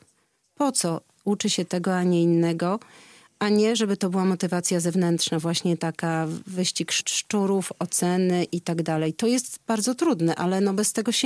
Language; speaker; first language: Polish; native; Polish